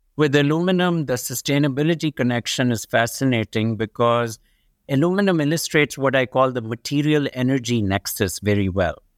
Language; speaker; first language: English; non-native, local second language; Urdu